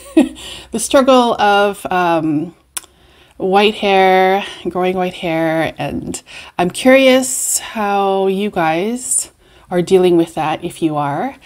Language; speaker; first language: English; native; English